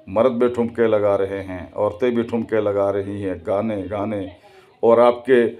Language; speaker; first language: Urdu; native; Urdu